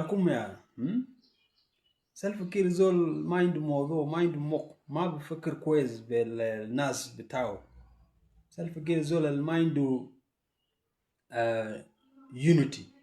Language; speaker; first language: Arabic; non-native, local second language; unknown